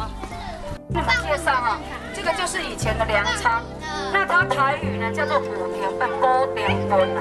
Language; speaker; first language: Chinese; native; Chinese